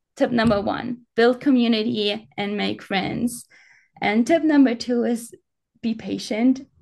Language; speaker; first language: English; non-native, fluent; German